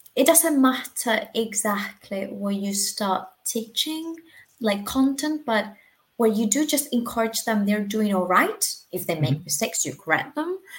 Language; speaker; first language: English; non-native, fluent; Spanish